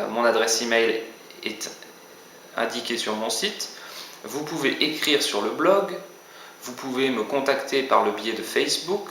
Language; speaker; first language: French; native; French